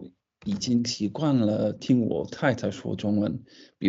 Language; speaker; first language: Chinese; non-native, fluent; English